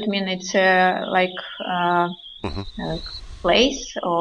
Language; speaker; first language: English; non-native, learner; Russian